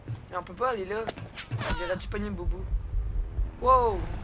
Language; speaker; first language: French; native; French